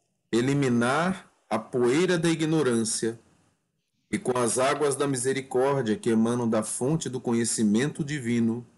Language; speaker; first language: Portuguese; native; Portuguese